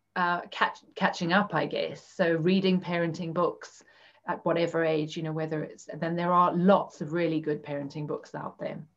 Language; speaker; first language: English; native; English